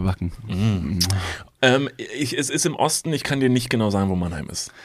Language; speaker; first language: German; native; German